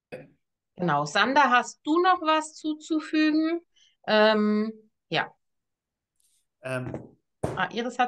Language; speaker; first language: German; native; German